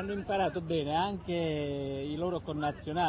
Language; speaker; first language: Italian; native; Italian